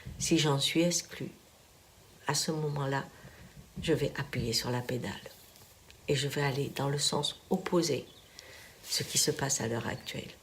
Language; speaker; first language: French; native; French